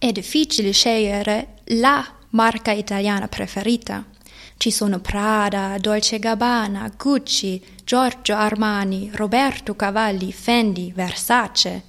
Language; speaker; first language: Italian; non-native, learner; German